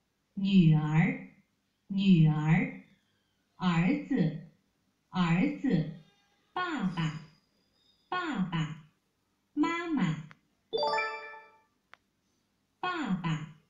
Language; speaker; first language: Chinese; non-native, learner; Vietnamese